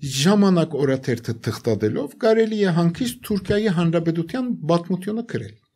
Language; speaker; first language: Armenian; native; Armenian